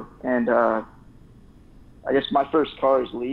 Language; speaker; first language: English; native; English